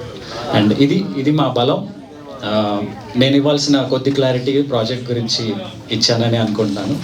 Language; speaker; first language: Telugu; native; Telugu